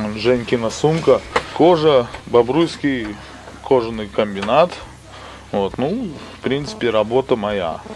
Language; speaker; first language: Russian; native; Russian